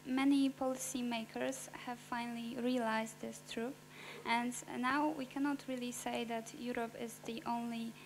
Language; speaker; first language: English; non-native, fluent; Polish